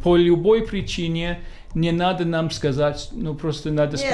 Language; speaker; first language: Russian; non-native, fluent; English